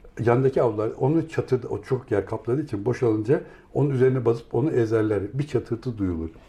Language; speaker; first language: Turkish; native; Turkish